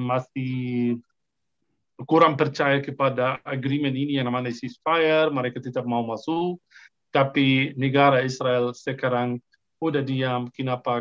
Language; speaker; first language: Indonesian; non-native, fluent; Arabic